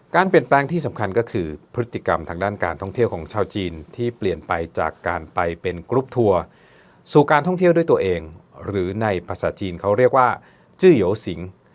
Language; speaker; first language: Thai; native; Thai